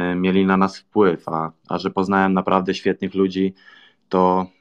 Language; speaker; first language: Polish; native; Polish